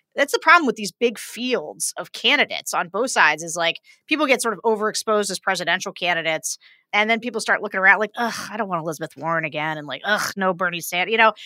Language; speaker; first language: English; native; English